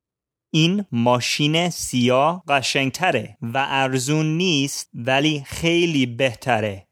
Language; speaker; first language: Persian; non-native, learner; English